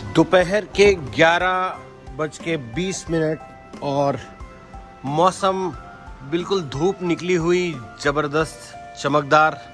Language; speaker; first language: Hindi; native; Hindi